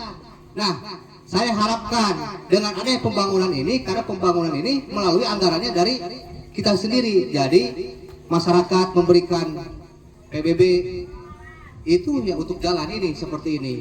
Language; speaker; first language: Indonesian; non-native, local second language; Sundanese